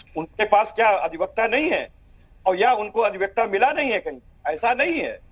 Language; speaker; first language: Hindi; native; Hindi